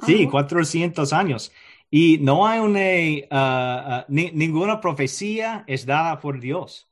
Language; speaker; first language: Spanish; non-native, learner; English